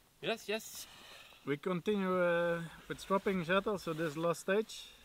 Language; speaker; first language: English; non-native, fluent; Swedish